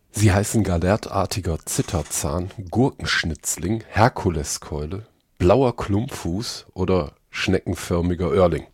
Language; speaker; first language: German; native; German